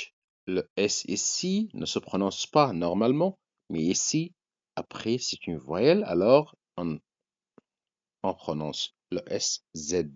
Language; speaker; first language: French; non-native, fluent; Arabic